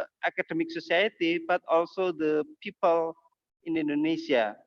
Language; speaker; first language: English; non-native, learner; Indonesian